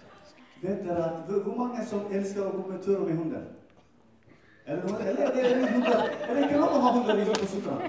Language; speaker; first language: Norwegian; non-native, fluent; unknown